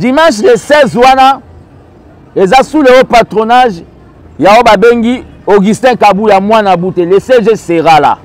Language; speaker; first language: French; non-native, local second language; Lingala